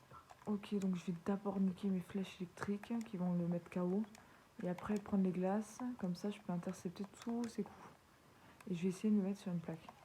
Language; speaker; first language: French; native; French